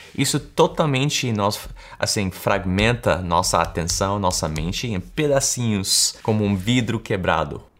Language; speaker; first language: Portuguese; early bilingual, heritage; English